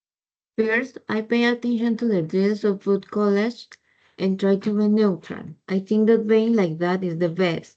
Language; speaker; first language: English; non-native, learner; Spanish